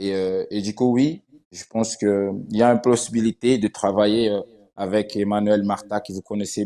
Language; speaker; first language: French; non-native, fluent; Portuguese